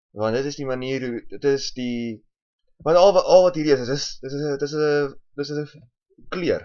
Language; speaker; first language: Afrikaans; early bilingual, heritage; Afrikaans